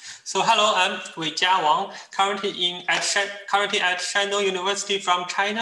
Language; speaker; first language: English; non-native, fluent; Chinese